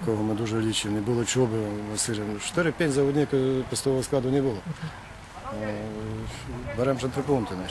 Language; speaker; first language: Polish; non-native, learner; Ukrainian